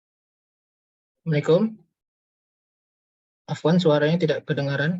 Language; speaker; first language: Indonesian; native; Indonesian